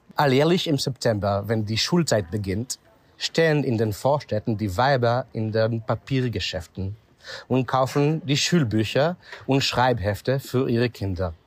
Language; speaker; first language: German; non-native, fluent; Hebrew